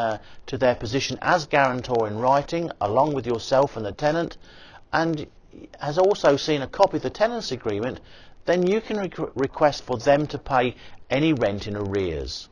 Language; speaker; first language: English; native; English